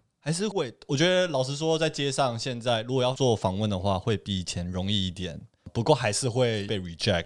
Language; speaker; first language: Chinese; early bilingual, heritage; Chinese